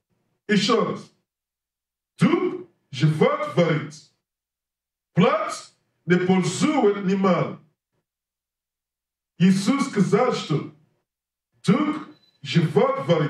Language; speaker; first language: Russian; non-native, learner; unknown